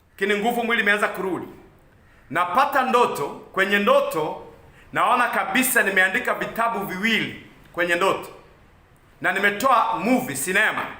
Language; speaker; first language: Swahili; non-native, local second language; Kikuyu